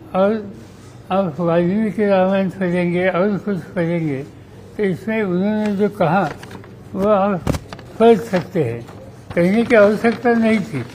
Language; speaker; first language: Hindi; non-native, local second language; Marathi